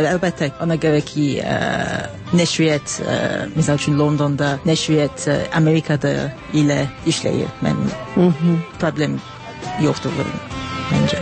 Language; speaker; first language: Azerbaijani; non-native, learner; English